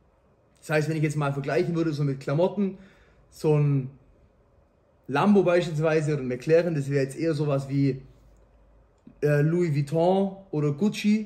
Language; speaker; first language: German; native; German